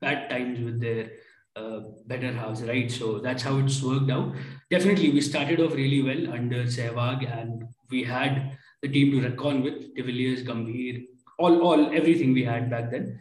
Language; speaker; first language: English; non-native, local second language; Hindi